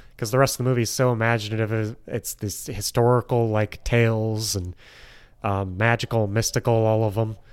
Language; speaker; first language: English; native; English